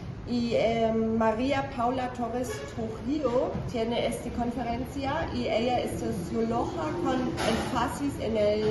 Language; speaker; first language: Spanish; non-native, fluent; German